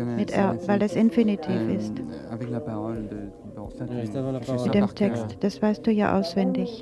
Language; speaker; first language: German; native; German